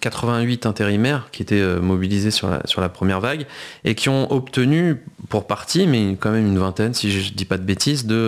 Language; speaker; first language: French; native; French